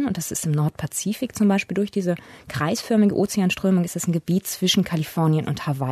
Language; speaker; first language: German; native; German